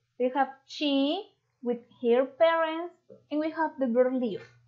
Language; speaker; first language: English; non-native, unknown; Spanish